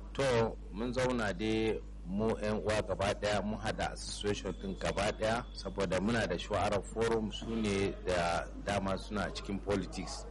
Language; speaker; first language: Hausa; non-native, local second language; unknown